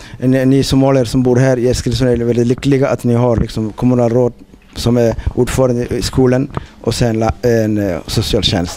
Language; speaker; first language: Swedish; non-native, fluent; Somali